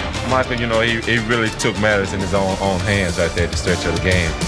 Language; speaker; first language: English; native; English